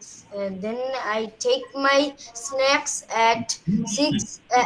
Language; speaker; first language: English; non-native, learner; Bangla